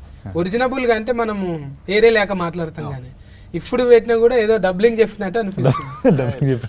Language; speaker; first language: Telugu; native; Telugu